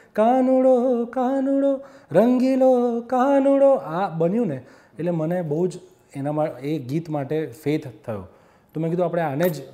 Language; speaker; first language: Gujarati; native; Gujarati